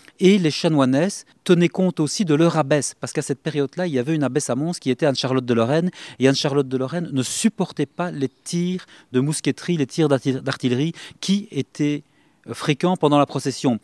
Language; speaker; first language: French; native; French